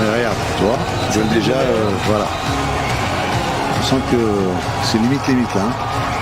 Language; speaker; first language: French; native; French